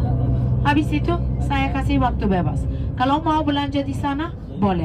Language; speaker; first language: Indonesian; non-native, fluent; Turkish